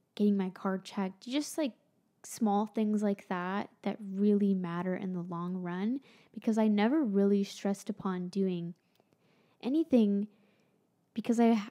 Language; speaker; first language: English; native; English